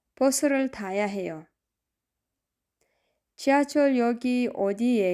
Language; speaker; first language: Korean; non-native, fluent; Kyrgyz